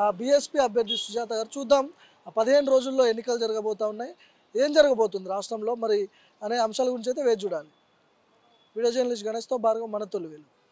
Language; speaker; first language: Telugu; native; Telugu